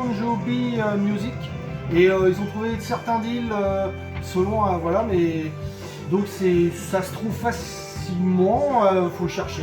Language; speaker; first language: French; native; French